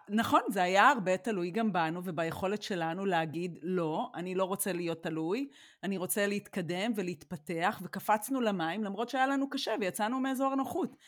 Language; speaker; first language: Hebrew; native; Hebrew